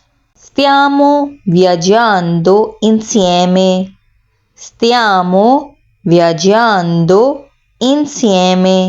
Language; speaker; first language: Italian; non-native, fluent; Urdu